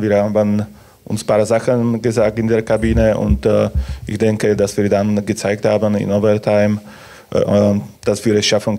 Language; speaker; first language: German; non-native, fluent; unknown